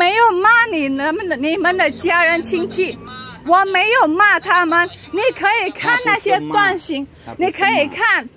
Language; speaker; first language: Chinese; non-native, fluent; Indonesian